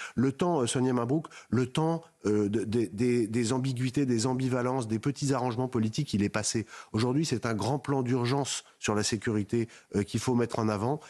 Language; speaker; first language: French; native; French